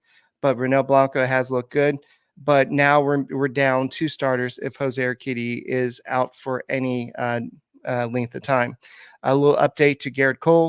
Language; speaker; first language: English; native; English